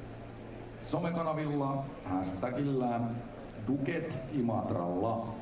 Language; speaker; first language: Finnish; native; Finnish